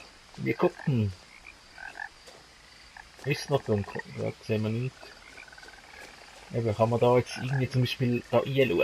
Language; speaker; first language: German; native; German